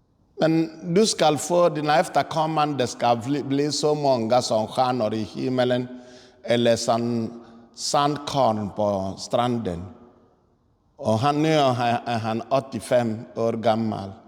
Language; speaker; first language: Swedish; non-native, fluent; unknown